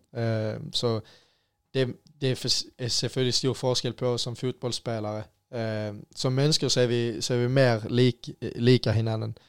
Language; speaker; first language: Swedish; native; Swedish